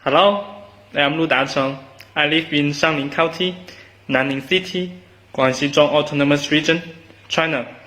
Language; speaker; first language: English; non-native, learner; Chinese